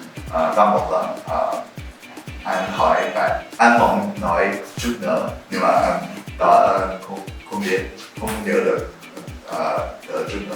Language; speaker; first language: Vietnamese; non-native, learner; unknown